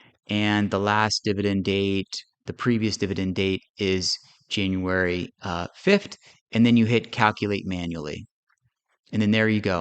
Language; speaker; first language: English; native; English